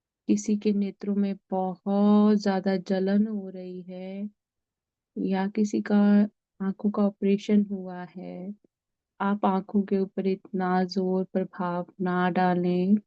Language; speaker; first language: Hindi; native; Hindi